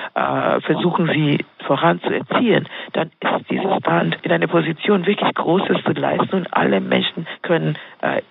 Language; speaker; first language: German; non-native, fluent; Swahili